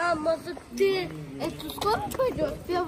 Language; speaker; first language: Russian; native; Russian